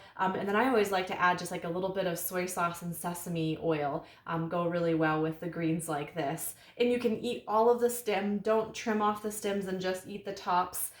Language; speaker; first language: English; native; English